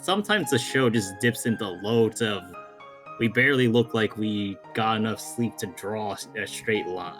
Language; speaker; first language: English; native; English